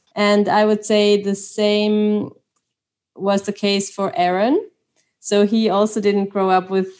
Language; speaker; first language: English; non-native, fluent; Swiss German